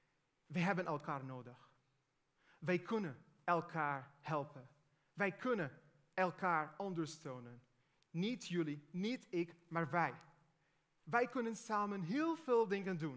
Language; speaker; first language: Dutch; non-native, fluent; Arabic